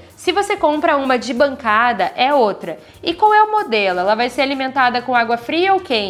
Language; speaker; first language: Portuguese; native; Portuguese